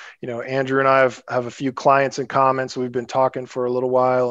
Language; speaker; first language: English; native; English